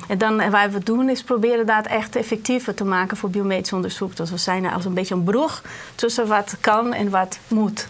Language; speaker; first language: Dutch; non-native, fluent; Portuguese